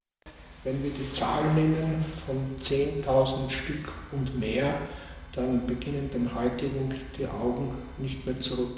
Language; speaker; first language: German; native; German